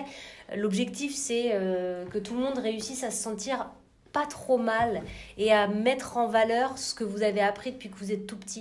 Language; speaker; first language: French; native; French